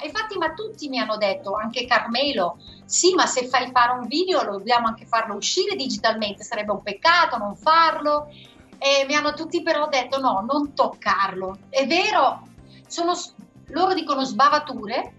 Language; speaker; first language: Italian; non-native, fluent; Dutch